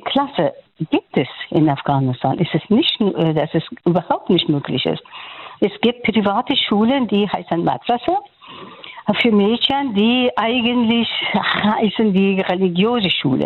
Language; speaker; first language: German; non-native, fluent; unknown